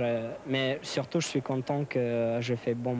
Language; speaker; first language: French; non-native, learner; Russian